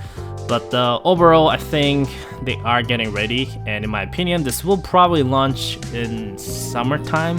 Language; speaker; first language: English; non-native, fluent; Korean